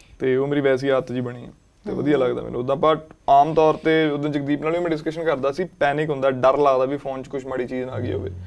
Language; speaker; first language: Punjabi; native; Punjabi